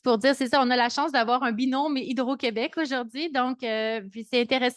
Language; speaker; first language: French; native; French